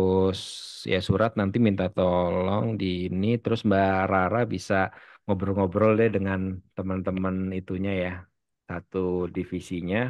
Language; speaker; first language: Indonesian; native; Indonesian